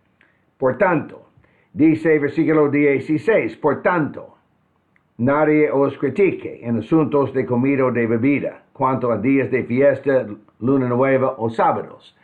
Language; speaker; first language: Spanish; non-native, fluent; English